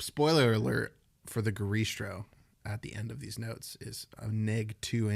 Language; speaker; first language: English; native; English